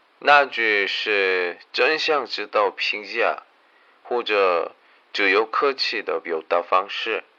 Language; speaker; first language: Chinese; non-native, learner; Korean